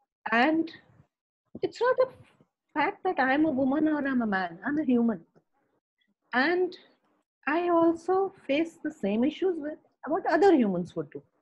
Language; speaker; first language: English; early bilingual, other home language; Hindi